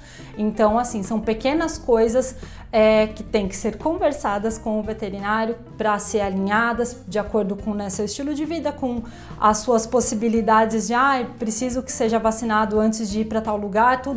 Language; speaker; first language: Portuguese; native; Portuguese